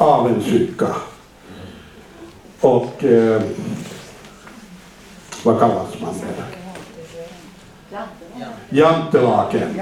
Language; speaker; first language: Swedish; non-native, fluent; Finnish